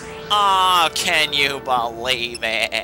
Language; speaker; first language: English; native; English